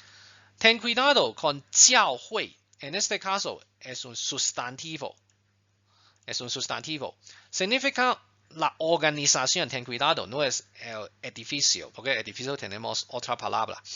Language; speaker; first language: Spanish; non-native, fluent; Chinese